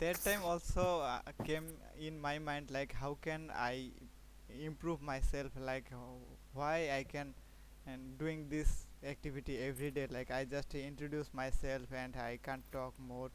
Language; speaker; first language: English; non-native, learner; Bangla